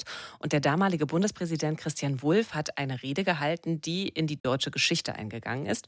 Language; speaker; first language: German; native; German